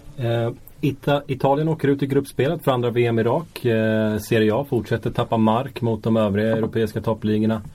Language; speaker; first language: Swedish; native; Swedish